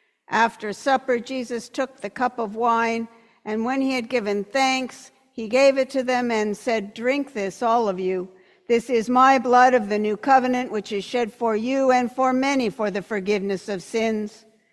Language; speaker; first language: English; native; English